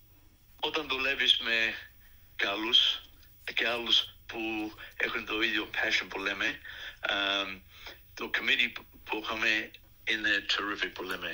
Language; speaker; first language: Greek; early bilingual, other home language; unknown